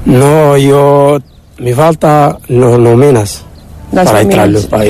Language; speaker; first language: Spanish; non-native, learner; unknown